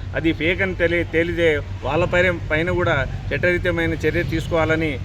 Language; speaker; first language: Telugu; non-native, local second language; Lambadi